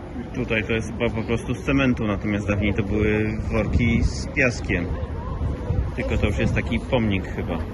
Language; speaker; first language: Polish; native; Polish